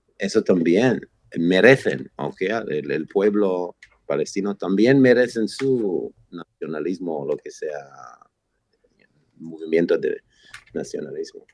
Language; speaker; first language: Spanish; non-native, fluent; Hebrew